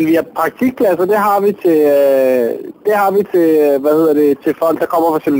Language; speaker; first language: Danish; native; Danish